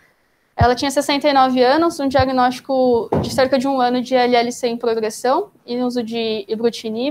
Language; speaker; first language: Portuguese; native; Portuguese